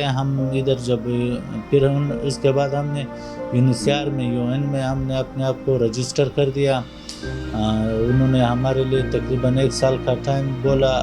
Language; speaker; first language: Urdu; non-native, fluent; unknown